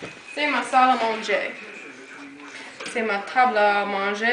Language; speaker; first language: French; non-native, learner; English